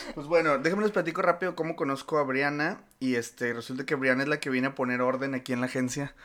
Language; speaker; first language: Spanish; native; Spanish